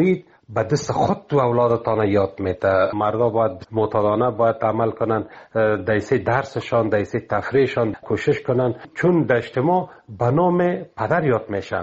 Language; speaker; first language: Persian; native; Persian